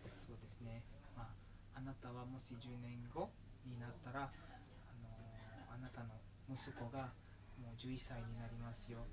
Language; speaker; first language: Japanese; non-native, fluent; Indonesian